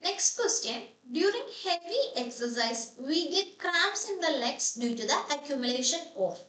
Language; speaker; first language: English; non-native, local second language; Malayalam